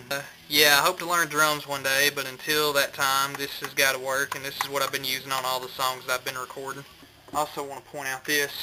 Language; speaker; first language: English; native; English